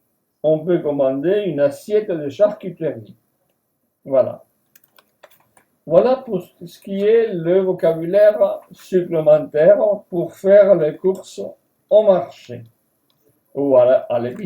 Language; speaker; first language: French; non-native, fluent; Spanish